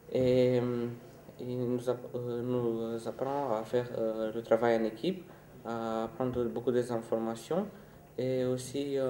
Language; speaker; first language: French; non-native, fluent; Romanian